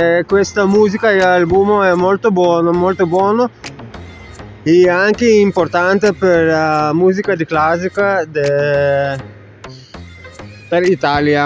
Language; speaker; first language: Italian; non-native, learner; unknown